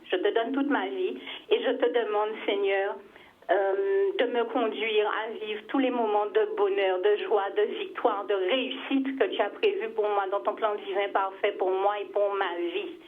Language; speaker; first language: French; native; French